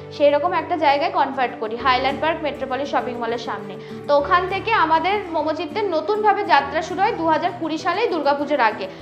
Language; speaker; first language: Bangla; native; Bangla